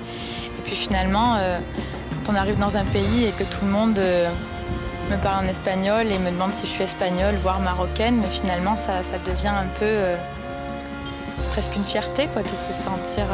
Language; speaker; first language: French; native; French